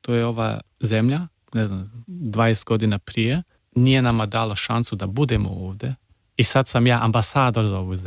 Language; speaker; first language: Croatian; early bilingual, heritage; Serbian